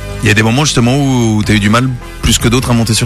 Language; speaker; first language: French; native; French